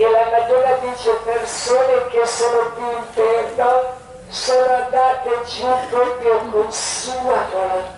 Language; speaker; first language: Italian; non-native, learner; Croatian